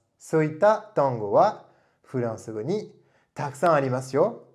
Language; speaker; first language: Japanese; non-native, fluent; French